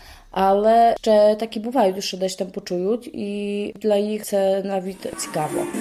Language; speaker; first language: Polish; non-native, local second language; Ukrainian